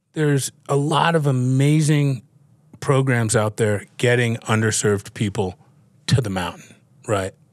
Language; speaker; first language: English; native; English